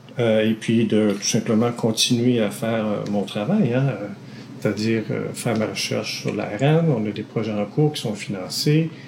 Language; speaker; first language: French; native; French